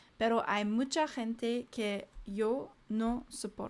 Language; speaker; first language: Spanish; non-native, learner; English